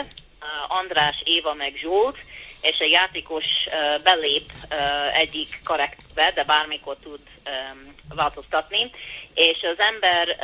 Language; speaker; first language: Hungarian; early bilingual, heritage; Hungarian